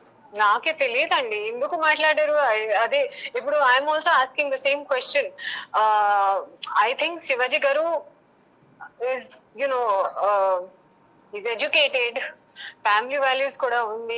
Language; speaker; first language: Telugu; non-native, learner; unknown